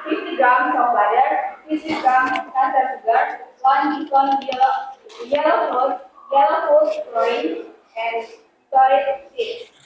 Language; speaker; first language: English; non-native, learner; Indonesian